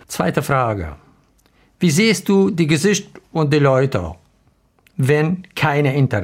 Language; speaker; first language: German; non-native, learner; Arabic